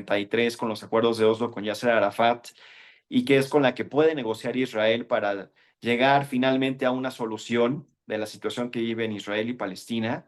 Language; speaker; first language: Spanish; native; Spanish